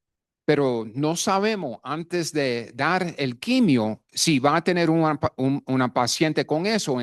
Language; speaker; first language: Spanish; non-native, fluent; English